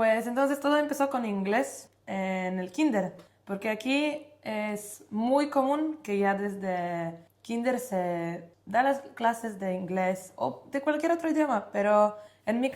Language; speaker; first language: Spanish; non-native, fluent; Polish